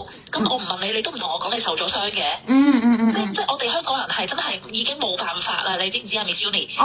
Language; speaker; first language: Cantonese; native; Cantonese